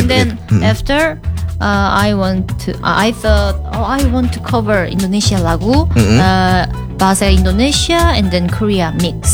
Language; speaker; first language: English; non-native, learner; Korean